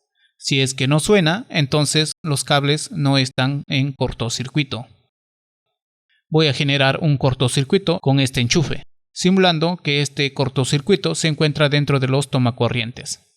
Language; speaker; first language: Spanish; native; Spanish